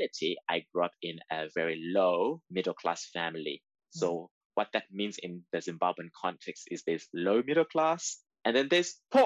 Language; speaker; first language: English; native; English